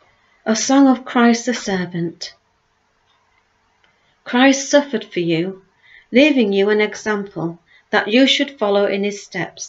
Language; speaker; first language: English; native; English